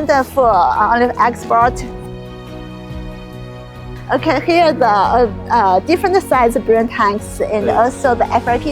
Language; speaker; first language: English; non-native, learner; Chinese